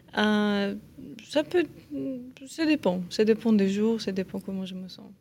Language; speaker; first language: French; non-native, fluent; Ukrainian